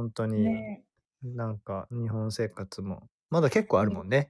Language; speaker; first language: Japanese; native; Japanese